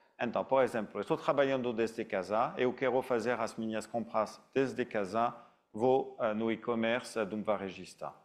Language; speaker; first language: Portuguese; non-native, fluent; French